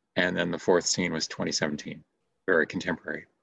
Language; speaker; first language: English; native; English